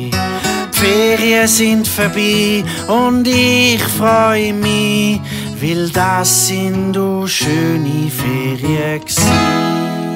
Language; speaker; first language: German; native; German